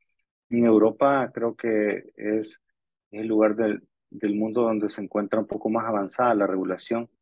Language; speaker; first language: Spanish; native; Spanish